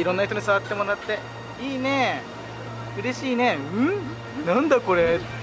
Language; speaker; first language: Japanese; native; Japanese